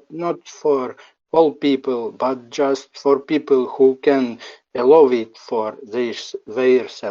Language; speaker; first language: English; non-native, learner; Ukrainian